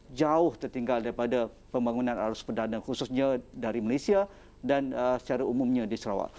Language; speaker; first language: Malay; native; Malay